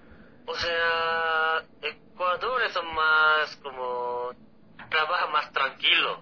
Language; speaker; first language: Spanish; non-native, fluent; Korean